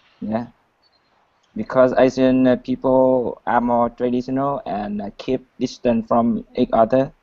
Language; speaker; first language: English; non-native, learner; Vietnamese